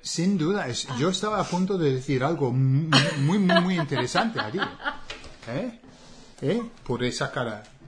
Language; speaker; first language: Spanish; non-native, fluent; English